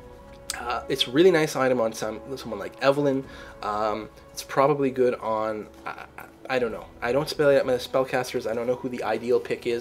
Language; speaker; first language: English; native; English